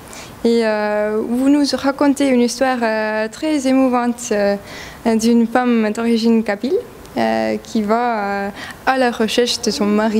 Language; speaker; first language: French; non-native, fluent; Estonian